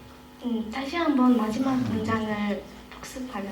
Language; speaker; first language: Korean; non-native, fluent; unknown